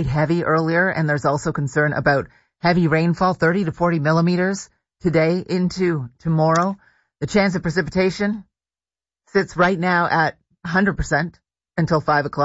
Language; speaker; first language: English; native; English